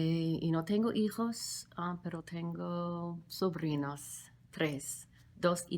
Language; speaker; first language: Spanish; non-native, fluent; English